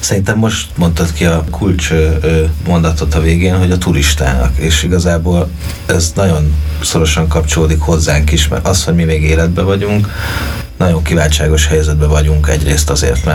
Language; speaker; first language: Hungarian; native; Hungarian